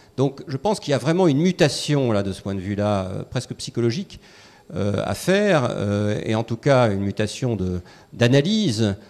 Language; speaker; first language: French; native; French